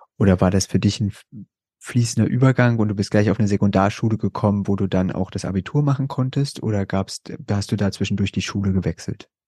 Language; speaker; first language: German; native; German